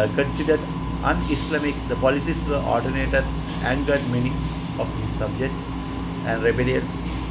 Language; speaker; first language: English; non-native, local second language; Sinhala